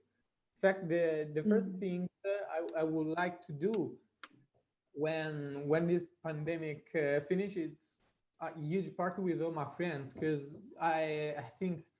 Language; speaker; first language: English; non-native, fluent; Italian